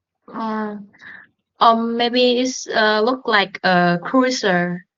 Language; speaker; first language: English; non-native, learner; Vietnamese